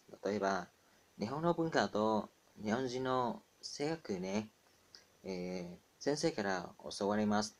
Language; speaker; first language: Japanese; non-native, learner; Vietnamese